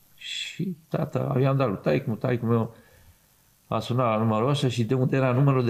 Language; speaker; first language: Romanian; non-native, local second language; Serbian